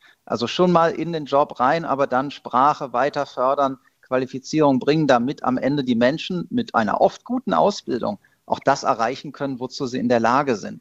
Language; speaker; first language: German; native; German